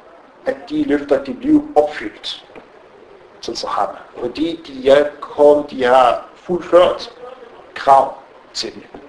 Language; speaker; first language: Danish; non-native, fluent; Arabic